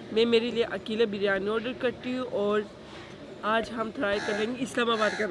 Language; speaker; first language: Hindi; non-native, learner; Turkish